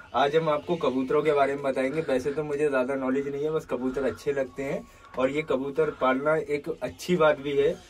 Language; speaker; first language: Hindi; native; Hindi